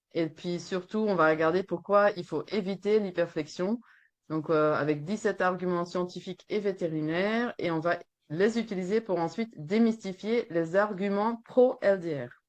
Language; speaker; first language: French; non-native, local second language; Dutch